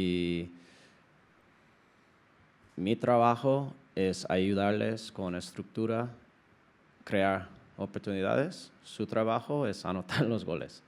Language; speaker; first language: Spanish; non-native, fluent; English